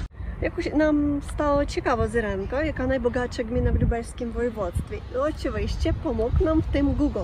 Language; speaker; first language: Polish; non-native, learner; Russian